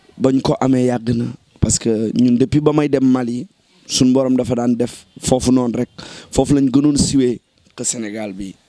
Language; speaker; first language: Wolof; native; Wolof